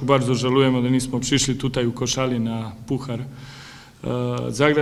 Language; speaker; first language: Polish; non-native, learner; Serbian